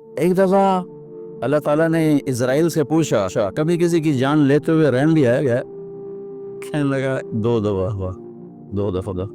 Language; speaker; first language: Urdu; non-native, local second language; Punjabi